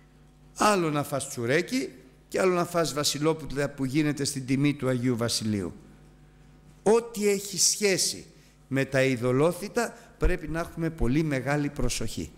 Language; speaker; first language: Greek; native; Greek